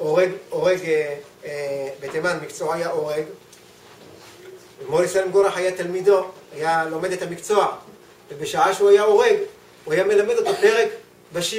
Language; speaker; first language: Hebrew; native; Hebrew